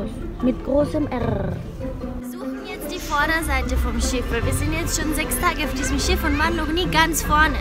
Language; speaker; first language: German; native; German